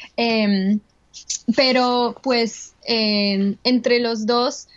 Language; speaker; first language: Spanish; early bilingual, heritage; Spanish